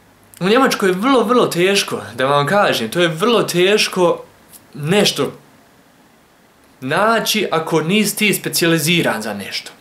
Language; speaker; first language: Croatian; early bilingual, heritage; Croatian